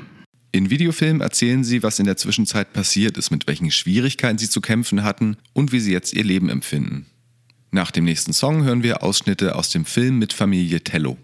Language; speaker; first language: German; native; German